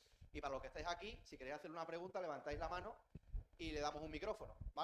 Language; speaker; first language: Spanish; native; Spanish